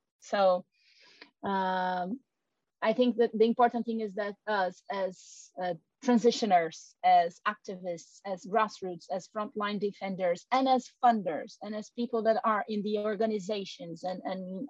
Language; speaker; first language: English; non-native, fluent; Portuguese